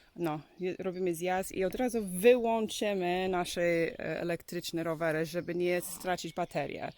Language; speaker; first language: Polish; non-native, learner; English